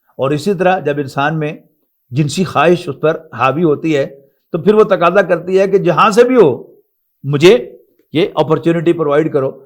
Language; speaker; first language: Urdu; non-native, local second language; Punjabi